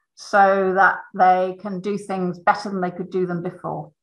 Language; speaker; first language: English; native; English